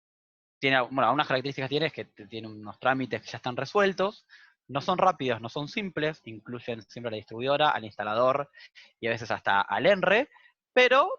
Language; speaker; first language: Spanish; native; Spanish